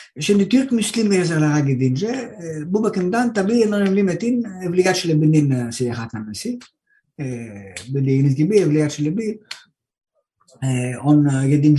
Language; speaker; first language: Turkish; non-native, learner; Greek